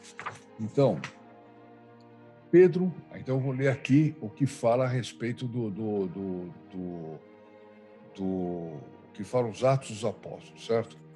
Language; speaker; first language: Portuguese; native; Portuguese